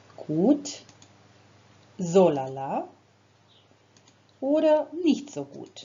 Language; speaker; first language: German; non-native, fluent; Croatian